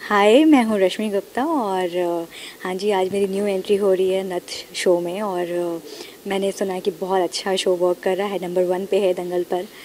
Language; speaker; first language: Hindi; native; Hindi